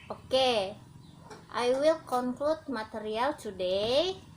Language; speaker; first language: English; non-native, learner; Indonesian